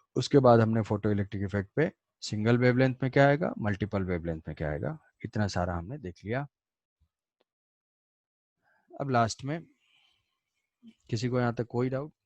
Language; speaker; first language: Hindi; native; Hindi